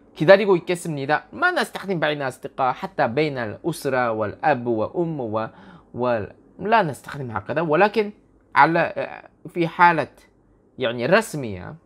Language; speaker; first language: Arabic; non-native, fluent; Korean